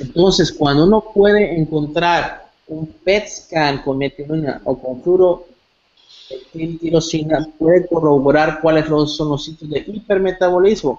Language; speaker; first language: Spanish; native; Spanish